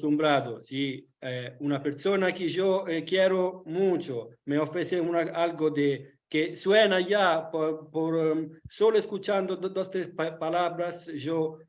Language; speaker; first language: Spanish; non-native, learner; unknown